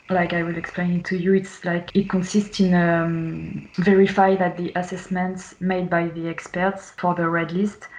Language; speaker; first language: English; non-native, fluent; French